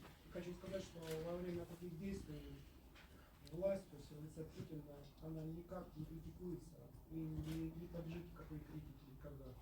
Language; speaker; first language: Russian; native; Russian